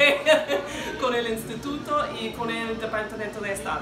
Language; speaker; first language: Spanish; non-native, fluent; English